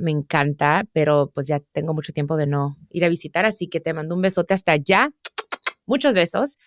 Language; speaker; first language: Spanish; early bilingual, heritage; Spanish